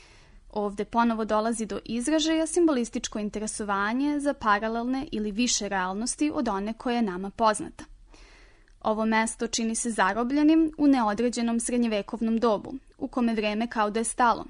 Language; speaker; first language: Serbian; native; Serbian